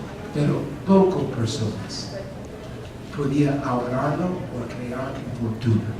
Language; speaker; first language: Spanish; non-native, fluent; English